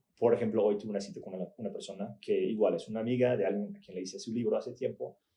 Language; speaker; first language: Spanish; early bilingual, other home language; English